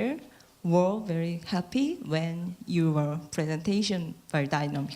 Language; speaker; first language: English; non-native, learner; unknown